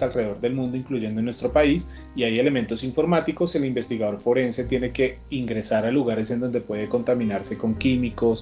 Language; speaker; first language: Spanish; native; Spanish